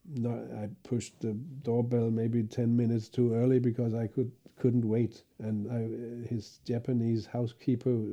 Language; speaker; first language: English; non-native, fluent; Danish